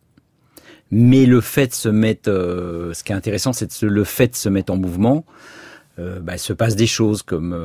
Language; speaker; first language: French; native; French